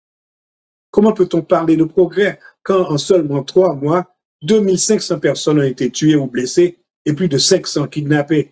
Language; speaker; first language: French; non-native, local second language; Haitian Creole